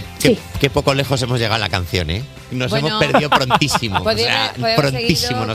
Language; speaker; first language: Spanish; native; Spanish